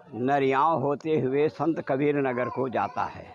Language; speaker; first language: Hindi; native; Hindi